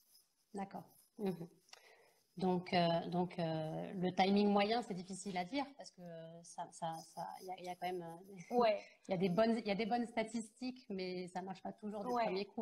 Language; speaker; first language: French; native; French